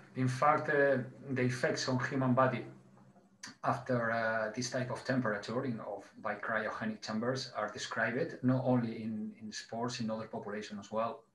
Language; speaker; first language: English; non-native, learner; Spanish